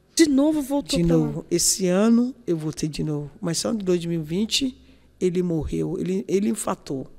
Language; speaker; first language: Portuguese; non-native, fluent; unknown